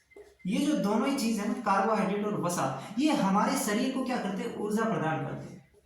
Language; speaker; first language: Hindi; native; Hindi